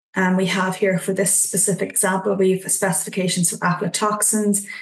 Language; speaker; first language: English; native; English